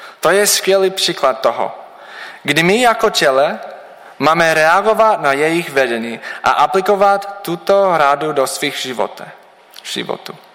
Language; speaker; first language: Czech; non-native, learner; English